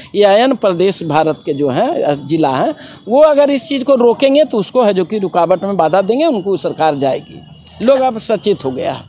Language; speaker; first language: Hindi; native; Hindi